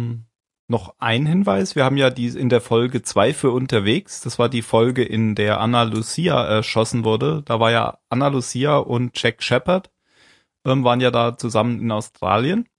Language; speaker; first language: German; native; German